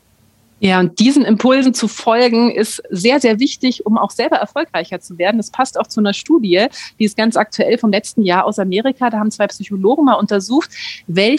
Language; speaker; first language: German; native; German